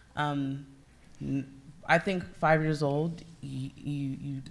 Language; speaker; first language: English; native; English